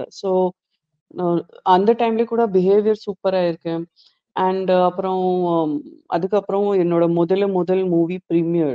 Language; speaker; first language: Tamil; non-native, fluent; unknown